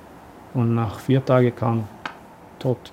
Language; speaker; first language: German; non-native, learner; Arabic